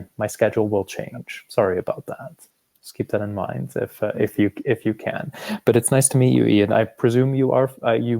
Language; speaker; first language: English; non-native, fluent; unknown